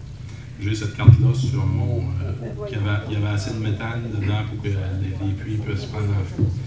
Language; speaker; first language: French; native; French